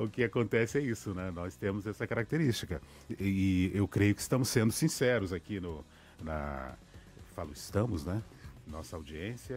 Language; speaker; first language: Portuguese; native; Portuguese